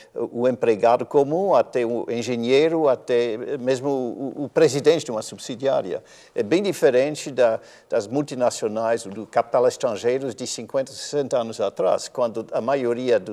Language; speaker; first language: Portuguese; non-native, fluent; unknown